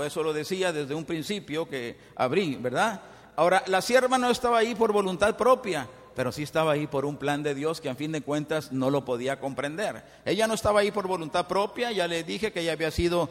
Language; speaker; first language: Spanish; native; Spanish